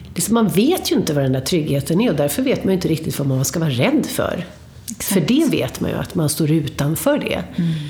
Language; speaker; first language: Swedish; native; Swedish